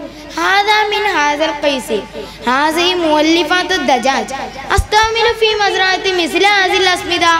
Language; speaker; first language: Arabic; non-native, learner; Malayalam